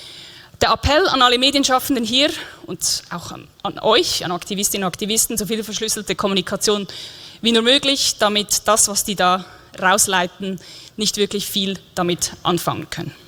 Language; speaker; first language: German; native; German